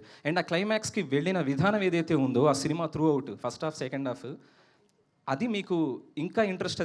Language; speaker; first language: Telugu; native; Telugu